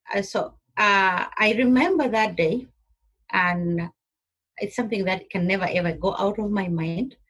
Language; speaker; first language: English; non-native, local second language; Somali